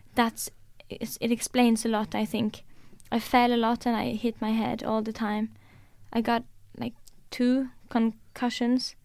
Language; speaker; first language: English; non-native, fluent; Norwegian